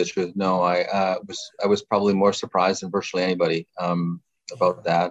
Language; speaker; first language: English; native; English